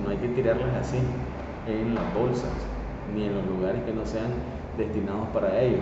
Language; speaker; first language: Spanish; native; Spanish